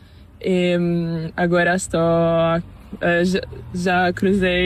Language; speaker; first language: Spanish; non-native, fluent; Italian